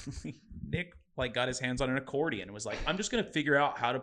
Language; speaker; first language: English; native; English